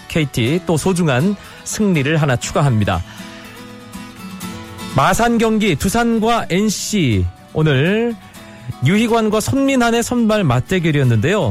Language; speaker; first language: Korean; native; Korean